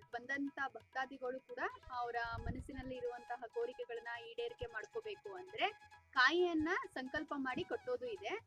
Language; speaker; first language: Kannada; native; Kannada